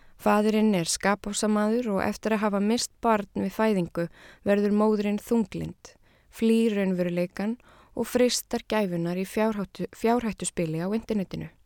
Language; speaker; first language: Icelandic; native; Icelandic